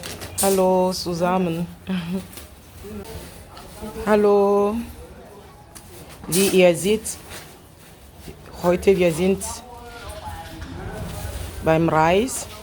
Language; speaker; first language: German; non-native, fluent; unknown